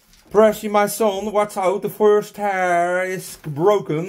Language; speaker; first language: English; non-native, learner; Dutch